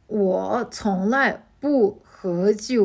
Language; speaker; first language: Chinese; non-native, fluent; Turkmen